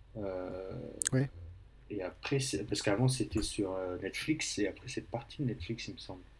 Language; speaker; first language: French; native; French